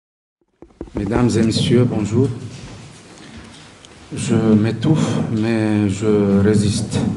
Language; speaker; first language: French; non-native, local second language; Arabic